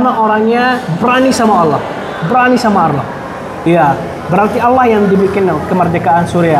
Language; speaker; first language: Indonesian; non-native, fluent; Arabic